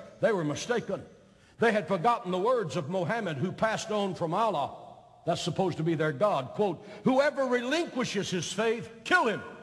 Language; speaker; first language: English; native; English